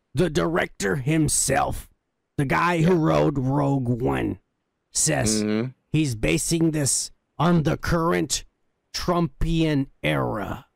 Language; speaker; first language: English; early bilingual, other home language; Spanish